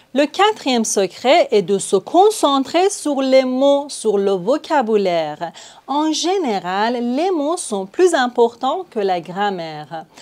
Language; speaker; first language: French; non-native, fluent; Persian